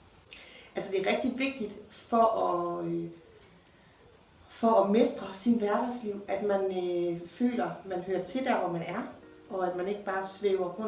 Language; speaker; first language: Danish; native; Danish